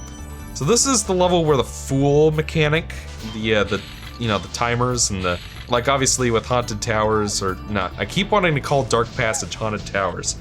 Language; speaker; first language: English; native; English